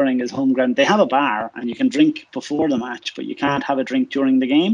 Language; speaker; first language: English; native; English